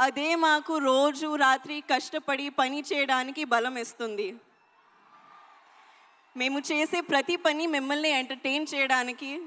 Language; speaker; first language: Telugu; non-native, learner; Hindi